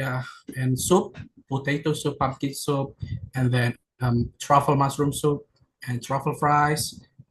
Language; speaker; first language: English; non-native, learner; Indonesian